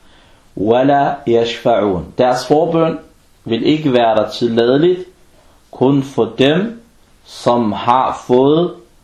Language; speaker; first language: Danish; early bilingual, other home language; Arabic